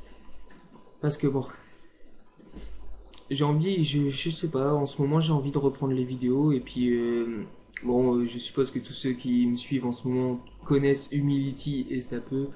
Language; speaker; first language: French; native; French